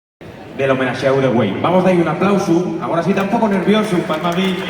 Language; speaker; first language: Spanish; native; Spanish